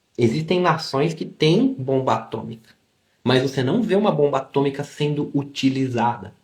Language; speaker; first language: Portuguese; native; Portuguese